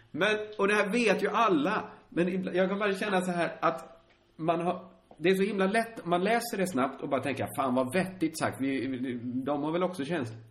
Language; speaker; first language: Swedish; native; Swedish